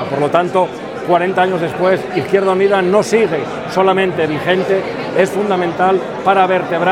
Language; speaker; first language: Spanish; native; Spanish